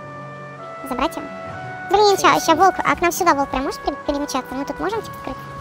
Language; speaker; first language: Russian; native; Russian